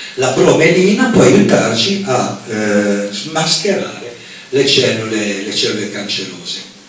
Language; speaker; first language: Italian; native; Italian